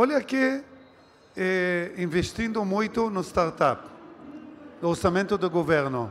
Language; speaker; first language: Portuguese; non-native, learner; Hebrew